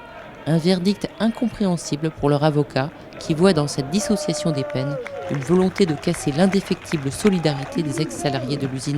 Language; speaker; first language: French; native; French